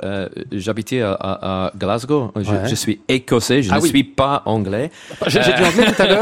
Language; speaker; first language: French; non-native, learner; English